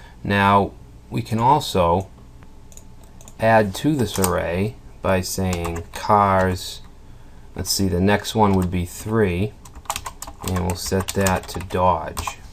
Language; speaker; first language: English; native; English